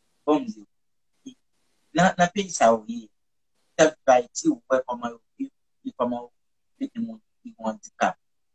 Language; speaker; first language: French; non-native, local second language; Haitian Creole